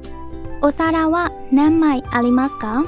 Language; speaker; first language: Japanese; non-native, fluent; Burmese